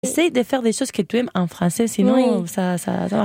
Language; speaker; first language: French; non-native, fluent; Spanish